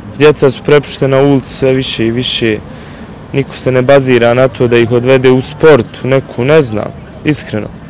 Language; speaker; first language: Bosnian; native; Bosnian